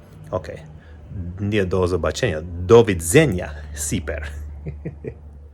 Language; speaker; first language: Polish; non-native, learner; English